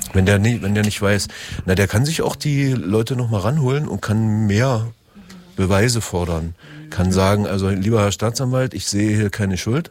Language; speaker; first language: German; native; German